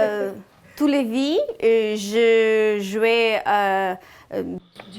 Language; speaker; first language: French; non-native, learner; Ukrainian